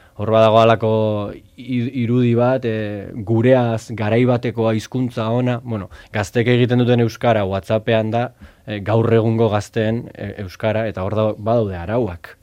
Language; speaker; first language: Basque; native; Basque